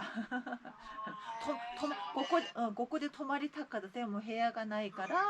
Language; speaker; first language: Japanese; non-native, fluent; Korean